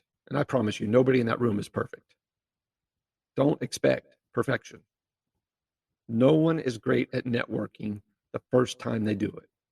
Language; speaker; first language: English; native; English